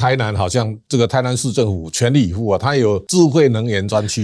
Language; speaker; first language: Chinese; native; Chinese